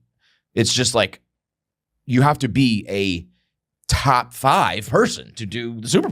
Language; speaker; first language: English; native; English